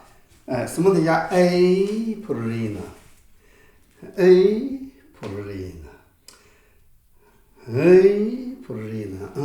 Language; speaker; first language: Russian; non-native, learner; Chinese